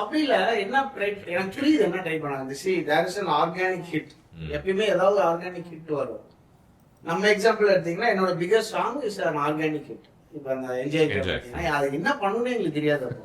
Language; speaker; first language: Tamil; native; Tamil